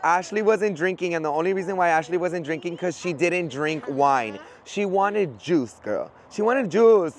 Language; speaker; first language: English; early bilingual, other home language; Spanish